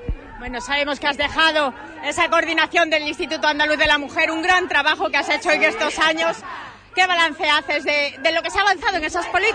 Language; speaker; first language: Spanish; native; Spanish